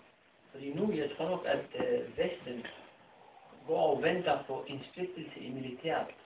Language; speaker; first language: Danish; non-native, fluent; Arabic